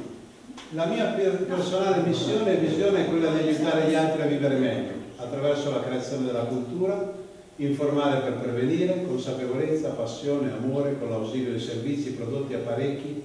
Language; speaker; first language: Italian; native; Italian